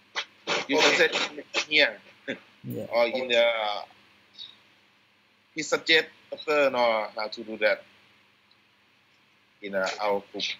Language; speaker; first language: English; non-native, learner; Thai